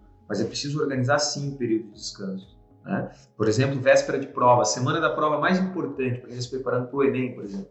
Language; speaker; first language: Portuguese; native; Portuguese